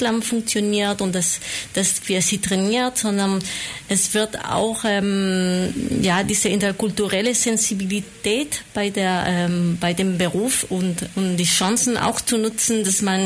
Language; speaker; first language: German; non-native, fluent; Spanish